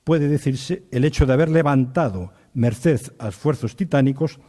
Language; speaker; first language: Spanish; native; Spanish